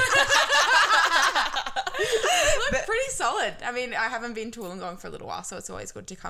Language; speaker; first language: English; native; English